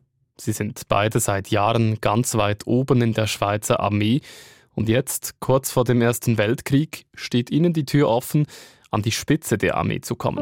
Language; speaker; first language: German; native; German